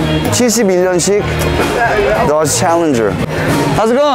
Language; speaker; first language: English; early bilingual, other home language; Korean